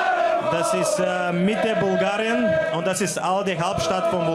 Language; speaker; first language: German; non-native, fluent; Bulgarian